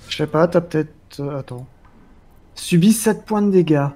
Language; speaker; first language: French; native; French